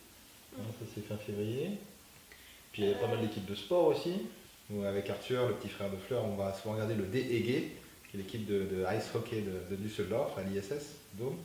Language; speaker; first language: French; native; French